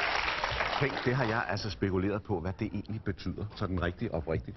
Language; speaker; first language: Danish; native; Danish